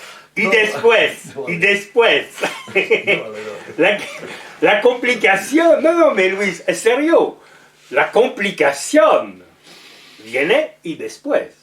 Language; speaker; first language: Spanish; non-native, learner; French